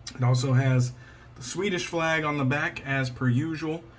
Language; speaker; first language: English; native; English